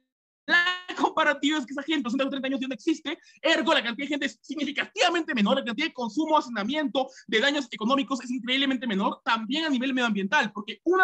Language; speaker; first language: Spanish; native; Spanish